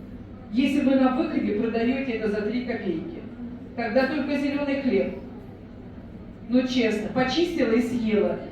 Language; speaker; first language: Russian; native; Russian